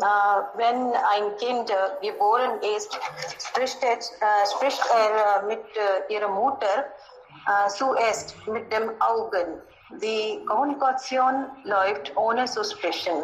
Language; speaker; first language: German; non-native, learner; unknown